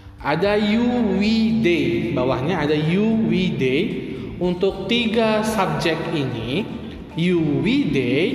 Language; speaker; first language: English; non-native, fluent; Indonesian